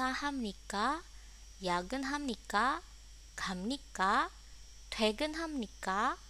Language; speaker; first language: Korean; non-native, fluent; Indonesian